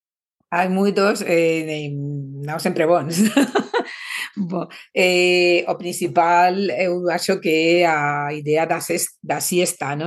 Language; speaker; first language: Portuguese; non-native, fluent; Spanish